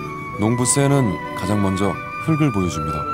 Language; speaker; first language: Korean; native; Korean